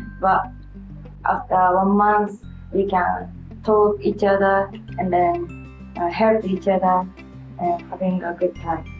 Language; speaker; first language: English; non-native, learner; Japanese